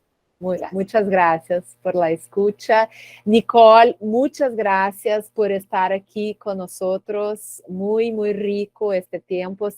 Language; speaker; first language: Spanish; non-native, learner; Portuguese